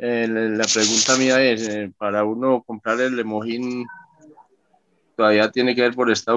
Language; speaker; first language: Spanish; native; Spanish